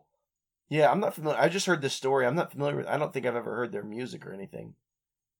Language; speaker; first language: English; native; English